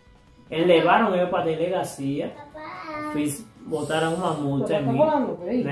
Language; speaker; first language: Portuguese; non-native, fluent; Spanish